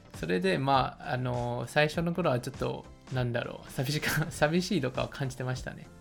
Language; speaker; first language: Japanese; non-native, fluent; Chinese